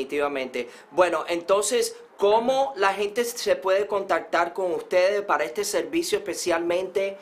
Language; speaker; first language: Spanish; early bilingual, heritage; Spanish